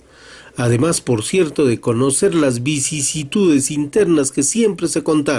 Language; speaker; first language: Spanish; native; Spanish